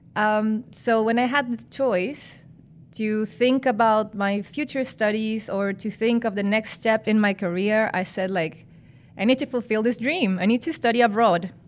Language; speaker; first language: English; non-native, fluent; Spanish